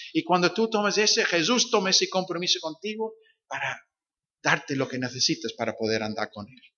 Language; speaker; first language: Spanish; non-native, fluent; English